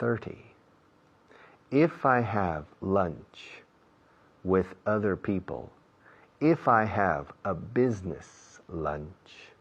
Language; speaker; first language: English; non-native, fluent; Spanish